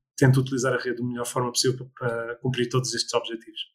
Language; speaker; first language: Portuguese; early bilingual, other home language; English